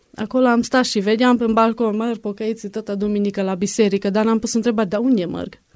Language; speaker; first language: Romanian; non-native, local second language; Hungarian